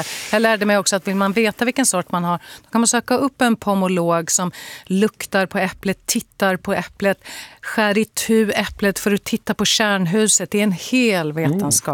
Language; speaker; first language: Swedish; native; Swedish